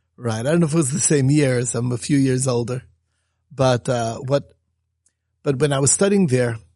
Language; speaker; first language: English; native; English